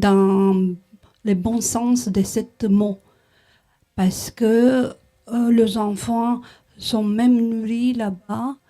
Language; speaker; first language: French; non-native, learner; Romanian